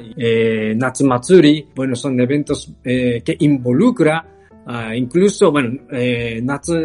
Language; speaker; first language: Spanish; non-native, fluent; Japanese